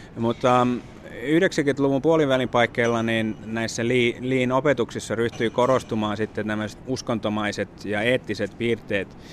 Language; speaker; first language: Finnish; native; Finnish